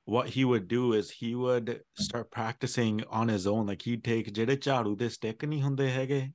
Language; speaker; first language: Punjabi; early bilingual, heritage; Punjabi